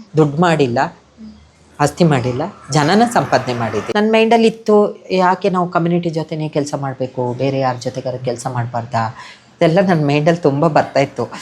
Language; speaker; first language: Kannada; native; Kannada